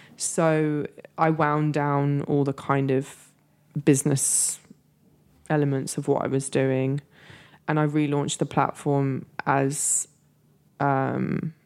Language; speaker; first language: English; native; English